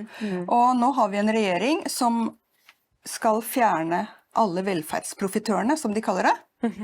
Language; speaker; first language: Norwegian; native; Norwegian